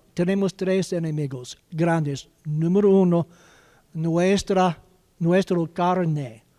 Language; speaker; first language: Spanish; non-native, learner; English